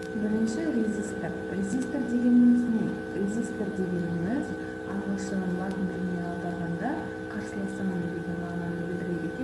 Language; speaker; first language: Kazakh; native; Kazakh